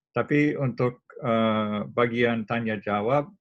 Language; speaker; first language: Indonesian; non-native, fluent; English